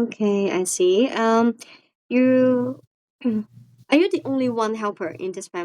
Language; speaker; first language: English; non-native, fluent; Cantonese